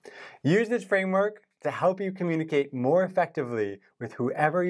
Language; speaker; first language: English; native; English